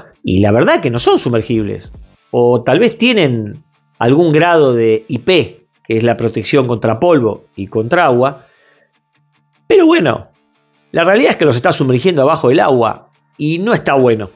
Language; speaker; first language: Spanish; native; Spanish